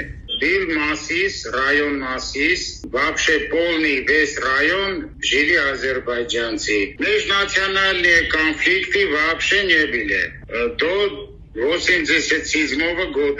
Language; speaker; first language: Russian; non-native, local second language; Armenian